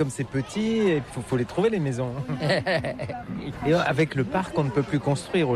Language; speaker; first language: French; native; French